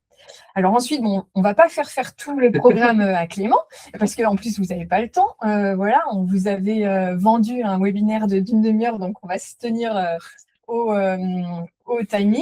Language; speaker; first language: French; native; French